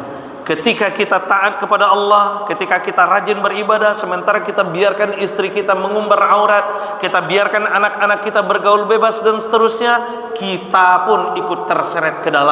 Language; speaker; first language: Indonesian; native; Indonesian